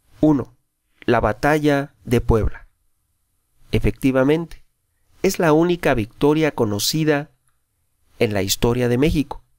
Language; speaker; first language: Spanish; native; Spanish